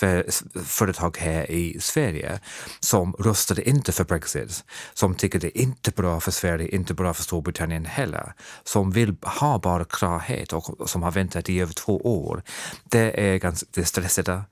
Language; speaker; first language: Swedish; non-native, fluent; English